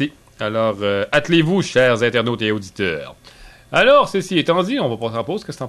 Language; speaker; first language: French; native; French